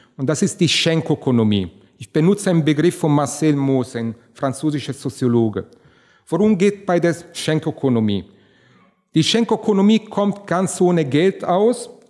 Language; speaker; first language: German; non-native, fluent; Italian